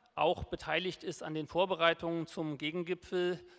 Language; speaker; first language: German; native; German